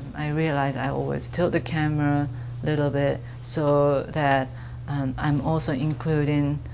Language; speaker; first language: English; non-native, fluent; Japanese